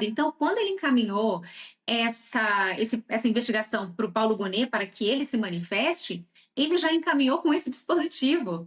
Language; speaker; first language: Portuguese; native; Portuguese